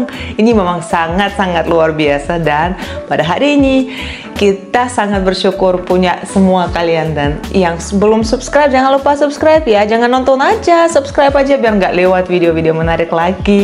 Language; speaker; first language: Indonesian; non-native, fluent; Russian